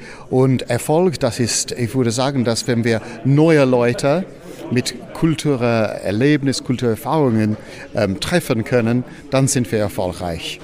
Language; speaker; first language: German; non-native, fluent; English